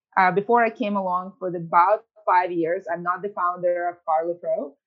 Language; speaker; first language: English; early bilingual, other home language; Ukrainian